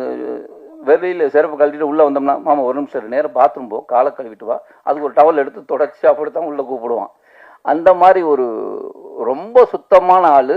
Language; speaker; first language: Tamil; native; Tamil